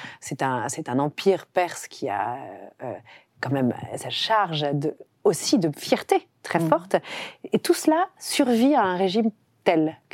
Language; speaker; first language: French; native; French